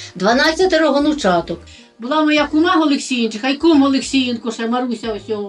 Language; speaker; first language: Ukrainian; native; Ukrainian